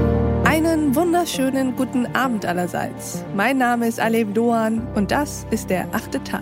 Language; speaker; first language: German; native; German